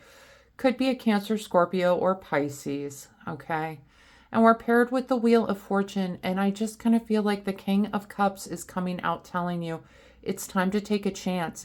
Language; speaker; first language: English; native; English